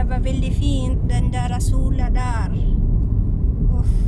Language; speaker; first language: Norwegian; non-native, learner; Filipino